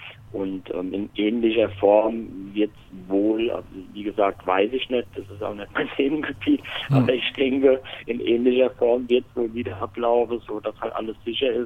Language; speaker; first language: German; native; German